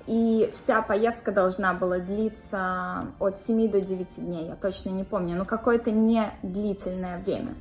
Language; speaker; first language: Russian; native; Russian